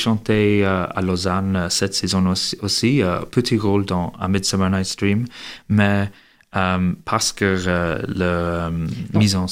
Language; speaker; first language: French; non-native, learner; English